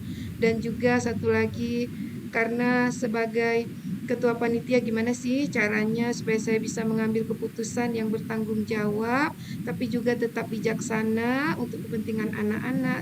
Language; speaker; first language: Indonesian; native; Indonesian